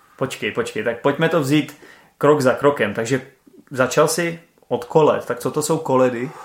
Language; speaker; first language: Czech; native; Czech